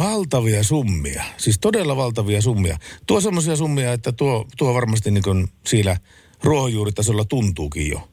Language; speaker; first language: Finnish; native; Finnish